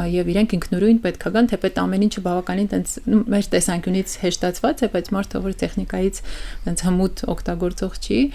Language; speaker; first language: Armenian; early bilingual, heritage; Armenian